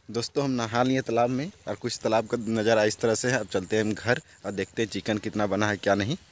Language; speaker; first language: Hindi; native; Hindi